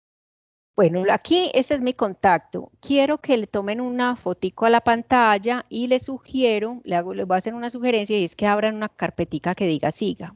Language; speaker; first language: Spanish; native; Spanish